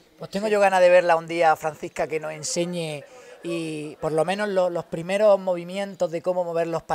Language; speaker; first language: Spanish; native; Spanish